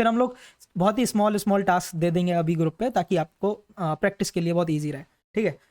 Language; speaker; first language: Hindi; native; Hindi